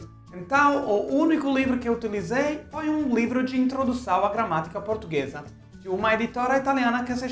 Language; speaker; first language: Portuguese; non-native, fluent; Italian